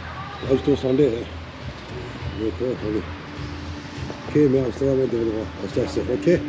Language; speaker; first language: Hindi; non-native, local second language; Tibetan